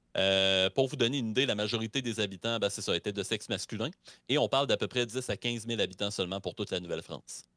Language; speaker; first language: French; native; French